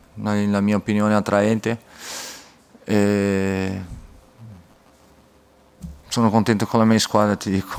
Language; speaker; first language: Italian; non-native, fluent; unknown